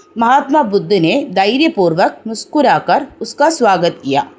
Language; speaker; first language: Hindi; non-native, local second language; Malayalam